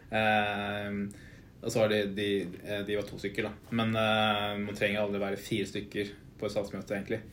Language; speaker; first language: Norwegian; early bilingual, other home language; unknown